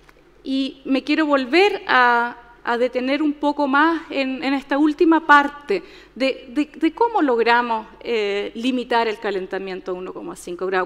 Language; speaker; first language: Spanish; native; Spanish